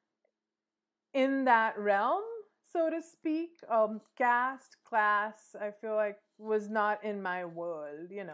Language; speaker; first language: English; native; English